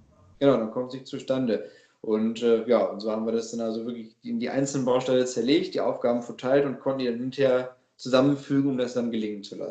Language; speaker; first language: German; native; German